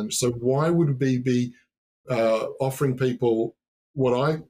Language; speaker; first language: English; native; English